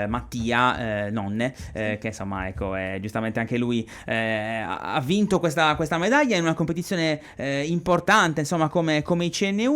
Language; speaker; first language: Italian; native; Italian